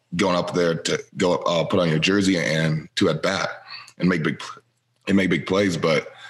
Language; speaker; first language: English; native; English